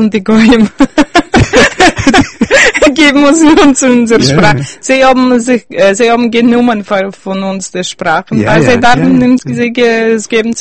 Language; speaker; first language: German; early bilingual, heritage; Yiddish